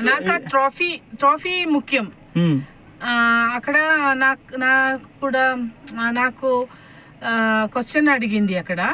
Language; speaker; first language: Telugu; non-native, learner; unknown